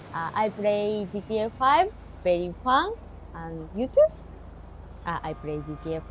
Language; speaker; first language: English; non-native, learner; Japanese